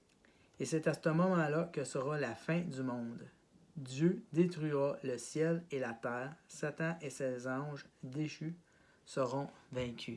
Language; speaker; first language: French; native; French